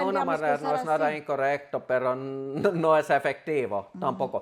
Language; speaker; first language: Spanish; non-native, fluent; Finnish